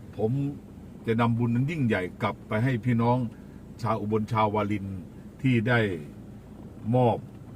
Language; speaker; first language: Thai; native; Thai